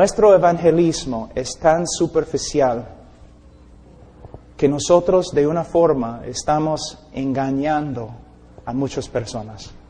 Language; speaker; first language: Spanish; non-native, fluent; English